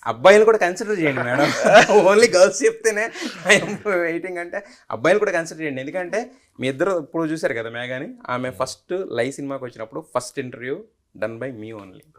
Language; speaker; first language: Telugu; native; Telugu